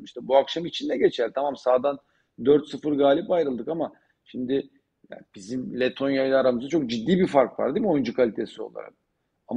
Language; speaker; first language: Turkish; native; Turkish